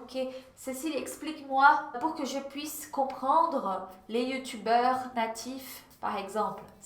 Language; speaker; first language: French; non-native, fluent; Portuguese